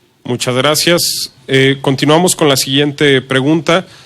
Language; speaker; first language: Spanish; native; Spanish